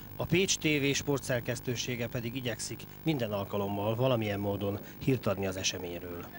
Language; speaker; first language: Hungarian; native; Hungarian